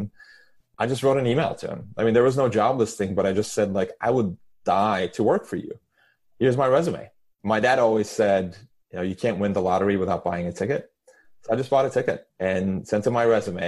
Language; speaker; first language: English; non-native, fluent; Turkish